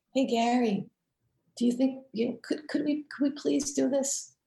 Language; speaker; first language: English; native; English